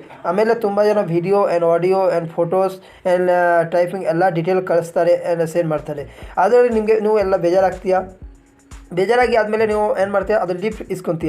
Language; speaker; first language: Kannada; non-native, local second language; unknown